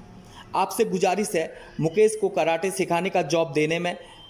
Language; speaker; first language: Hindi; native; Hindi